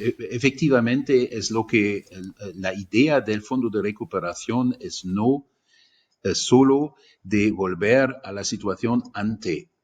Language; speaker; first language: Spanish; non-native, fluent; German